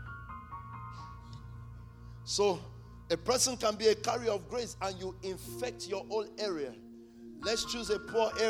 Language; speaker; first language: English; non-native, local second language; Yoruba